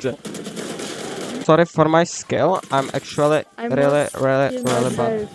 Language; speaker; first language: English; non-native, learner; Czech